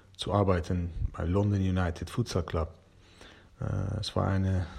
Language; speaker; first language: German; non-native, learner; Persian